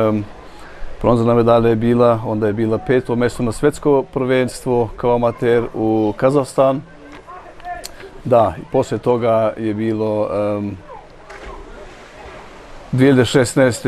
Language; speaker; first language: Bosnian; early bilingual, heritage; Bosnian